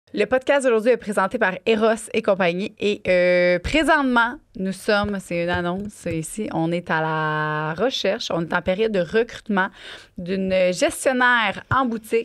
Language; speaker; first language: French; native; French